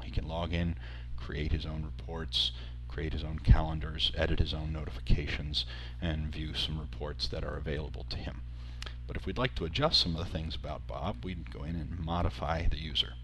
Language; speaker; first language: English; native; English